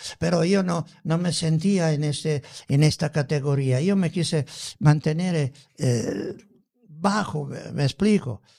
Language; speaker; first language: Spanish; non-native, fluent; Italian